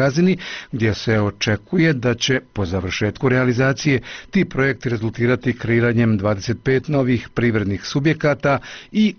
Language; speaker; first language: Croatian; native; Croatian